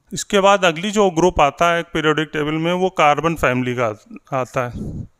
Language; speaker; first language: Hindi; native; Hindi